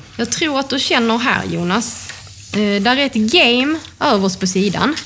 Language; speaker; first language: Swedish; native; Swedish